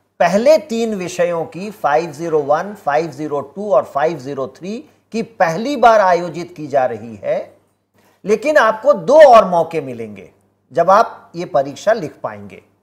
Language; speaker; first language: Hindi; native; Hindi